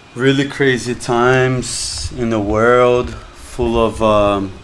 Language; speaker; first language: English; non-native, fluent; Portuguese